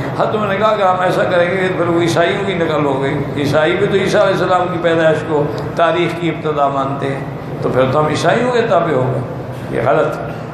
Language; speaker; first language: Urdu; native; Urdu